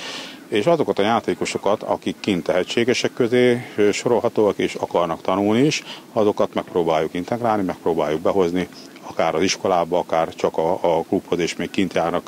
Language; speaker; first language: Hungarian; native; Hungarian